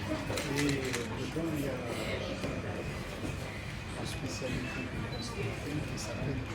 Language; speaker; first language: French; non-native, local second language; Arabic